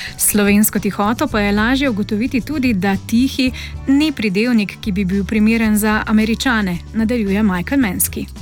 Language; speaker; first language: Slovenian; native; Slovenian